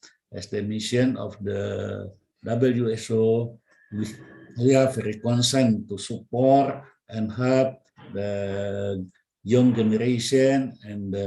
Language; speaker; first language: English; non-native, learner; Indonesian